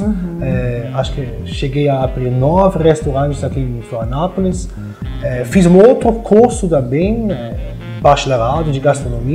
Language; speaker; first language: Portuguese; non-native, fluent; German